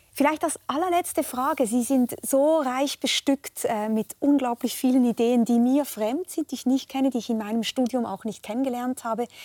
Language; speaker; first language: German; native; German